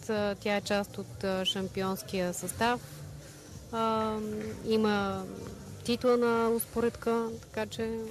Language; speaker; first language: Bulgarian; native; Bulgarian